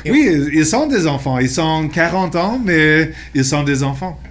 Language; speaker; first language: French; non-native, local second language; English